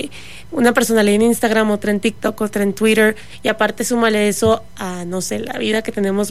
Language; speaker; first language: Spanish; native; Spanish